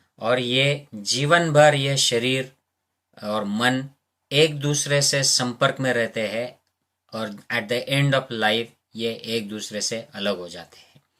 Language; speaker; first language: Hindi; non-native, local second language; Marathi